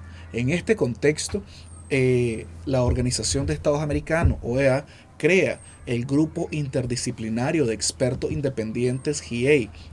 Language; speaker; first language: Spanish; native; Spanish